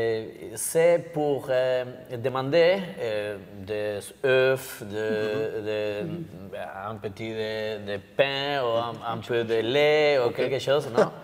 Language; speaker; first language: French; non-native, learner; Basque